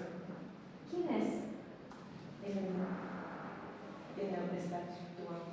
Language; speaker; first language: Spanish; non-native, learner; English